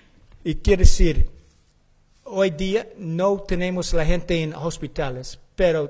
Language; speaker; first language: Spanish; non-native, learner; English